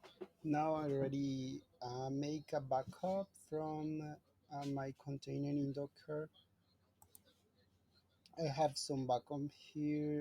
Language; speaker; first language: English; non-native, learner; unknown